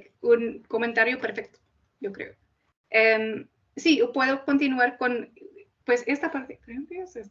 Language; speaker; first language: Spanish; non-native, fluent; English